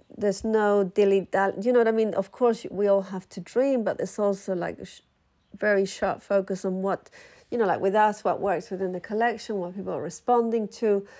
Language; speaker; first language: English; early bilingual, other home language; Spanish